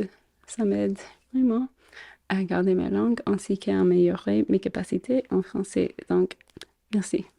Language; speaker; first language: French; non-native, fluent; English